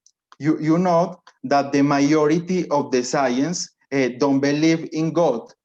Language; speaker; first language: English; non-native, learner; Spanish